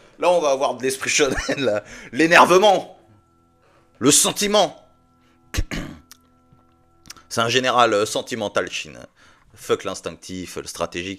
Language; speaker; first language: French; native; French